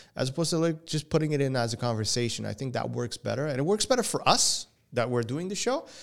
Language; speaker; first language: English; non-native, fluent; Portuguese